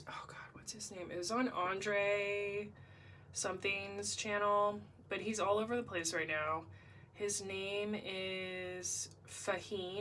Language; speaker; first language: English; native; English